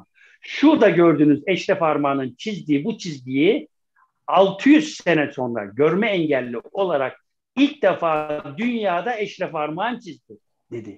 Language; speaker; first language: Turkish; native; Turkish